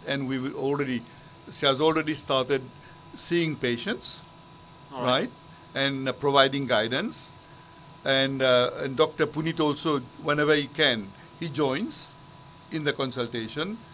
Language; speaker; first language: English; non-native, local second language; Morisyen